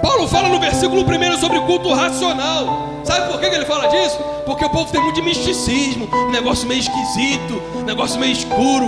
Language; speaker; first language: Portuguese; native; Portuguese